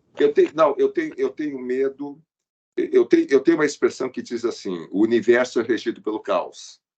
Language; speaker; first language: Portuguese; early bilingual, other home language; Chinese